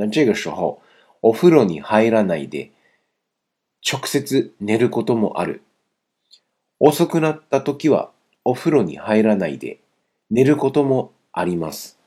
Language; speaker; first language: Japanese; non-native, fluent; Chinese